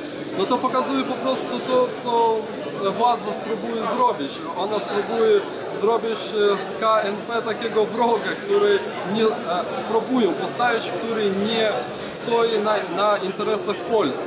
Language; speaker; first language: Polish; non-native, fluent; Belarusian